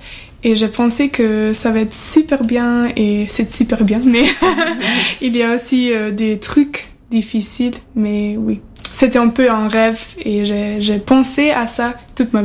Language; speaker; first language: French; non-native, learner; German